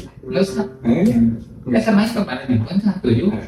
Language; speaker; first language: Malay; non-native, local second language; Sundanese